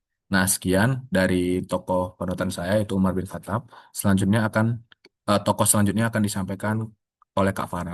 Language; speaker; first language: Indonesian; native; Indonesian